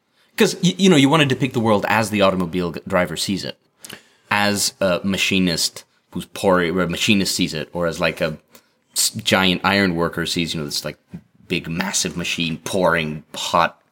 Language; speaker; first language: English; native; English